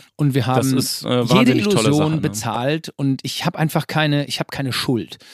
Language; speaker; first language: German; native; German